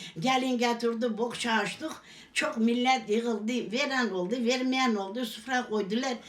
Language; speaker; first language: Turkish; native; Turkish